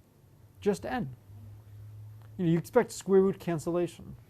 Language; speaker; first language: English; native; English